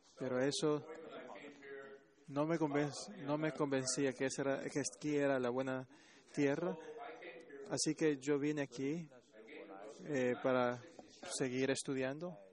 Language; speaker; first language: Spanish; non-native, fluent; Chinese